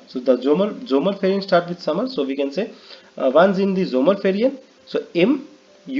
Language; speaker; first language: German; non-native, learner; Hindi